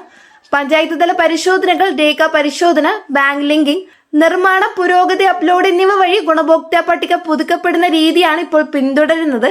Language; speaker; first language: Malayalam; native; Malayalam